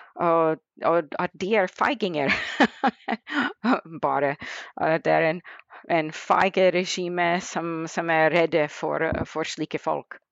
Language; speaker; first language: Norwegian; non-native, fluent; English